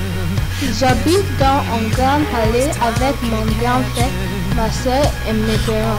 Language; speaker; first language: French; non-native, learner; English